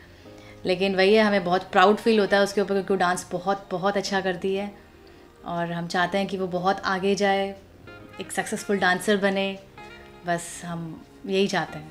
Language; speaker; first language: Hindi; native; Hindi